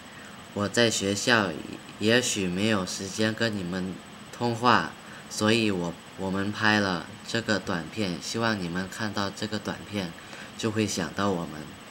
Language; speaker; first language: Chinese; non-native, learner; Thai